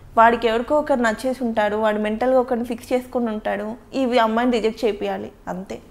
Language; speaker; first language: Telugu; native; Telugu